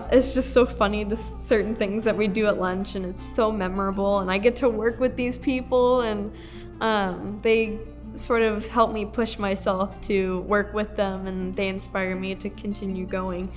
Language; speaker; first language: English; native; English